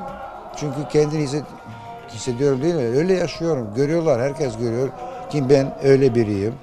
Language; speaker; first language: Turkish; non-native, fluent; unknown